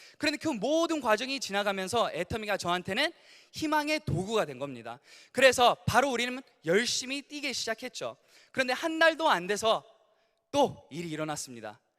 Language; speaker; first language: Korean; early bilingual, heritage; English